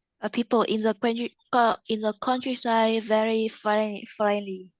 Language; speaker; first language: English; non-native, learner; Vietnamese